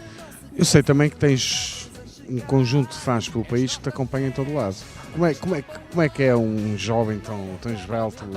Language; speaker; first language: Portuguese; native; Portuguese